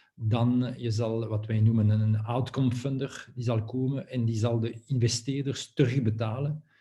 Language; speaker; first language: Dutch; non-native, local second language; French